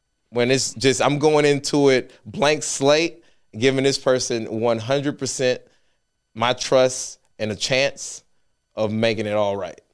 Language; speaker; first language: English; early bilingual, other home language; Spanish